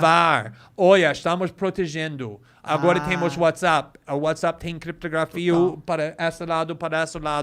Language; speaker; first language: Portuguese; non-native, fluent; English